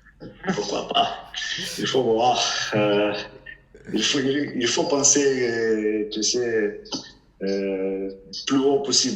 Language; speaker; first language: French; non-native, fluent; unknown